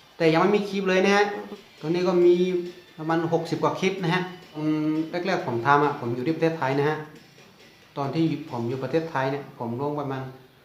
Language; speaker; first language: Thai; non-native, fluent; Shan